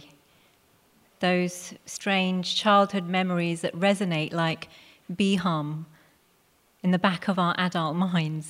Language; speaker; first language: English; non-native, local second language; Punjabi